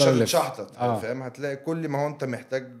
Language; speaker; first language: Arabic; native; Arabic